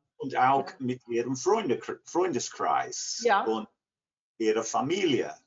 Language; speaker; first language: German; non-native, fluent; English